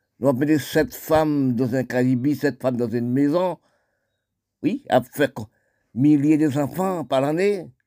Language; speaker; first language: French; non-native, local second language; Haitian Creole